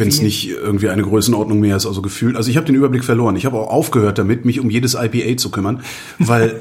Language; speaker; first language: German; native; German